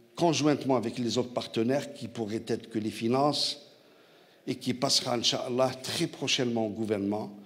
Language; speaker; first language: French; non-native, local second language; Arabic